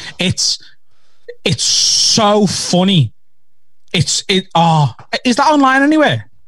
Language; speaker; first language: English; native; English